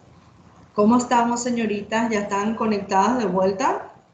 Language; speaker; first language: Spanish; native; Spanish